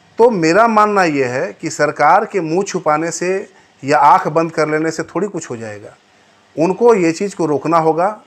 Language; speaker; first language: Hindi; native; Hindi